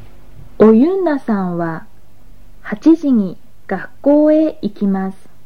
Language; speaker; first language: Japanese; non-native, learner; Mongolian